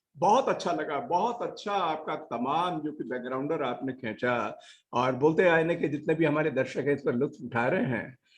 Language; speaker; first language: Hindi; native; Hindi